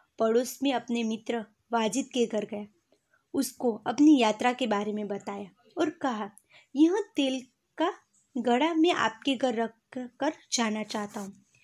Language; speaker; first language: Hindi; non-native, local second language; Gujarati